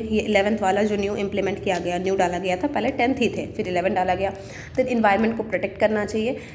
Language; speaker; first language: Hindi; native; Hindi